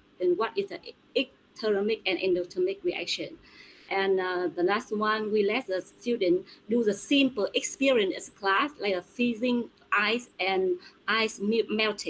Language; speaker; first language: English; non-native, fluent; Vietnamese